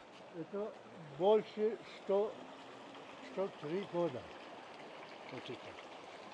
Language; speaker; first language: Russian; non-native, local second language; Tajik